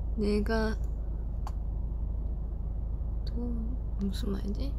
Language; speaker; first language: Korean; non-native, fluent; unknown